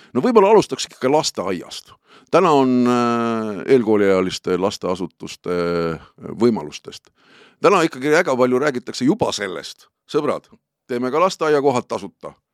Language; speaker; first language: Estonian; native; Estonian